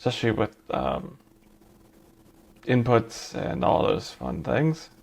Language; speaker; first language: English; native; English